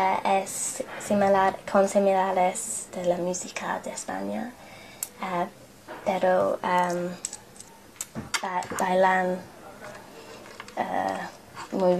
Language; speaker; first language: Spanish; non-native, learner; English